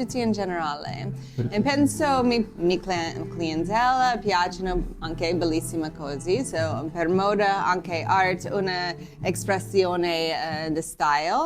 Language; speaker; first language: Italian; non-native, learner; English